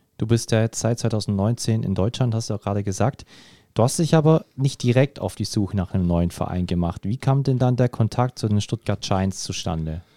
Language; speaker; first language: German; native; German